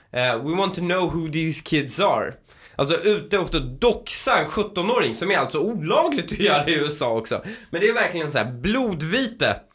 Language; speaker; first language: Swedish; early bilingual, other home language; Persian